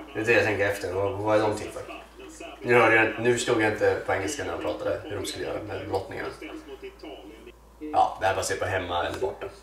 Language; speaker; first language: Swedish; native; Swedish